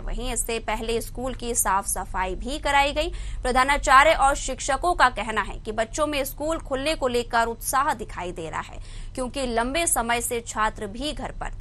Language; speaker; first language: Hindi; native; Hindi